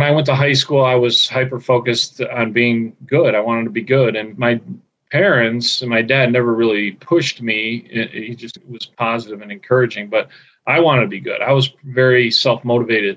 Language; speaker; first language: English; native; English